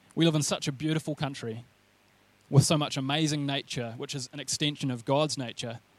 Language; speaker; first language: English; native; English